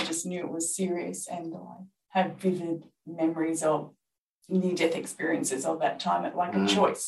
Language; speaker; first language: English; native; English